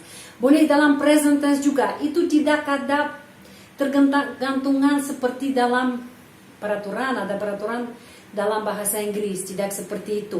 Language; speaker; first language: Indonesian; non-native, fluent; Russian